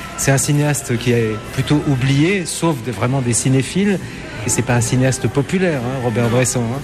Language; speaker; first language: French; native; French